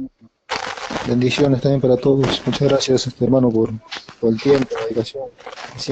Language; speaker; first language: Spanish; native; Spanish